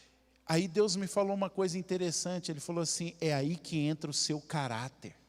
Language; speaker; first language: Portuguese; native; Portuguese